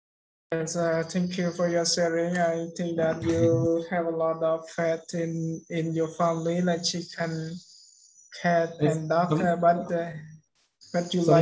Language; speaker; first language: English; non-native, learner; Khmer